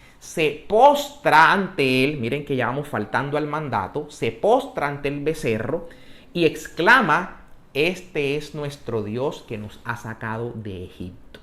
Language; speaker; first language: Spanish; native; Spanish